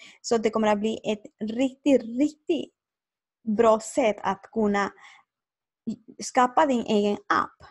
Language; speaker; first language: Swedish; non-native, learner; Spanish